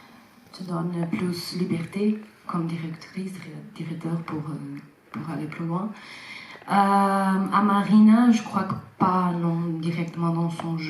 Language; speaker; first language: French; non-native, fluent; Portuguese